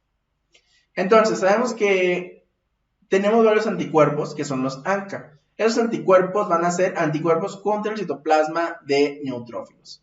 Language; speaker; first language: Spanish; native; Spanish